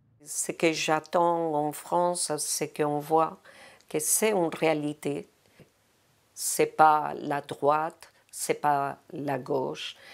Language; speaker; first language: French; non-native, fluent; Spanish